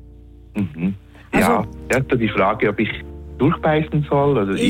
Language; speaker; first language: German; native; German